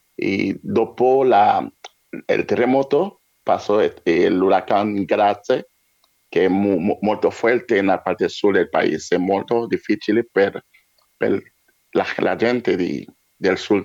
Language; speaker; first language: Spanish; non-native, learner; Haitian Creole